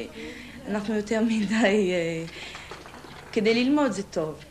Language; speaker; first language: Hebrew; non-native, fluent; French